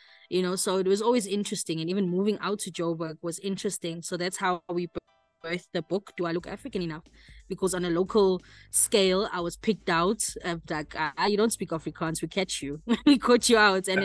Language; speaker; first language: English; native; English